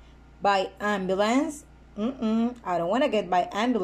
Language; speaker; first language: English; non-native, fluent; Spanish